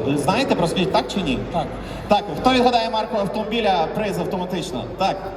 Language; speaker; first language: Ukrainian; native; Ukrainian